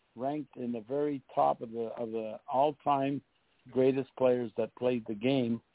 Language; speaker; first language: English; native; English